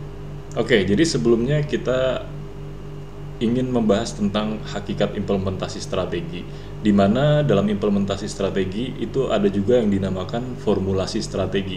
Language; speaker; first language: Indonesian; native; Indonesian